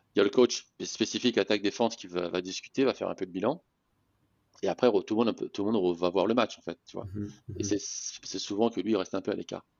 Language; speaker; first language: French; native; French